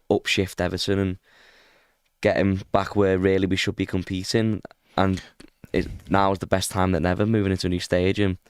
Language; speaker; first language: English; native; English